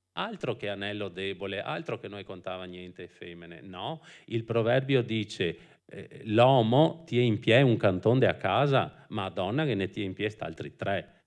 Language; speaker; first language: Italian; native; Italian